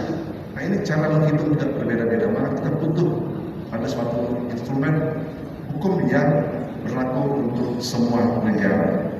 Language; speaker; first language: Indonesian; native; Indonesian